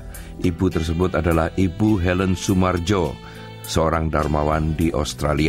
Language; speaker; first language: Indonesian; native; Indonesian